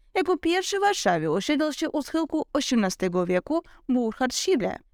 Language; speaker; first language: Polish; non-native, learner; Ukrainian